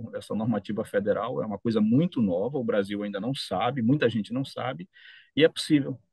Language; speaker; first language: Portuguese; native; Portuguese